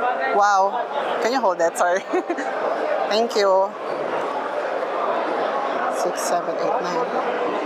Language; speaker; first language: English; non-native, local second language; Filipino